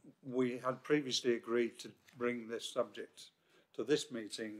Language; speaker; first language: English; native; English